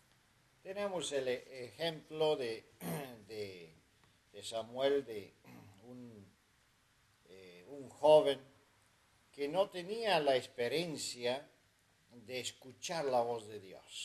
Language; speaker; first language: Spanish; non-native, fluent; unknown